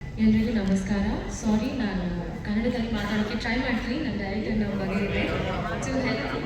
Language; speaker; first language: Kannada; non-native, learner; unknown